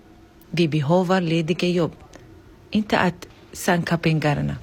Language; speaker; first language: Swedish; non-native, learner; Arabic